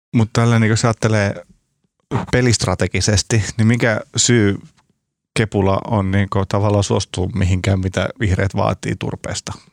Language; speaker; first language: Finnish; native; Finnish